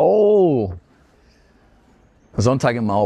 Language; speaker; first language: German; non-native, fluent; Spanish